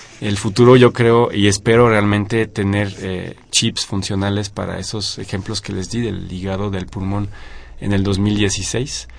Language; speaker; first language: Spanish; non-native, fluent; French